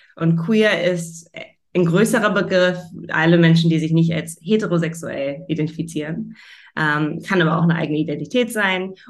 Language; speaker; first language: German; early bilingual, heritage; German